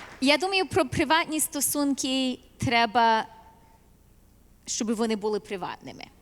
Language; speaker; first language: Ukrainian; early bilingual, heritage; Ukrainian